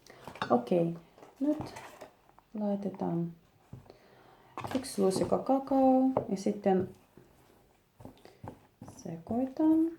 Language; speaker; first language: Finnish; non-native, learner; Russian